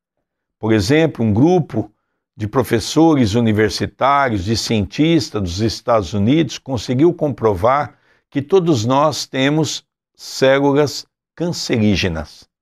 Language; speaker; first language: Portuguese; native; Portuguese